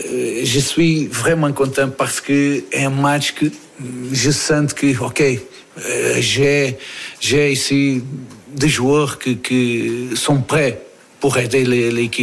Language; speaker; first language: French; non-native, learner; Portuguese